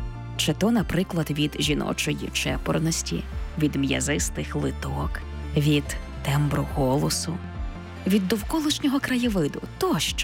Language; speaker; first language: Ukrainian; native; Ukrainian